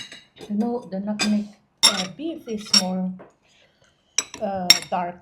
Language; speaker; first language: English; non-native, fluent; Filipino